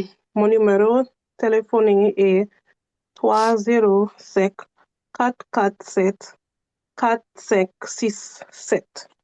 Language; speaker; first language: French; non-native, learner; English